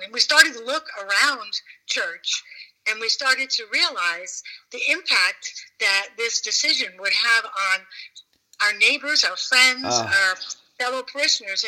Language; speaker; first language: English; native; English